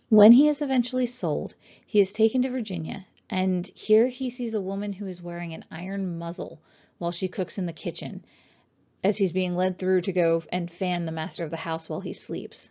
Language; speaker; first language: English; native; English